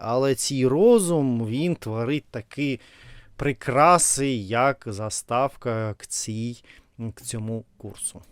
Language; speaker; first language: Ukrainian; non-native, learner; Russian